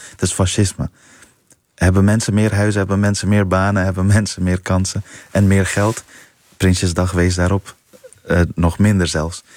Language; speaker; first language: Dutch; early bilingual, other home language; Persian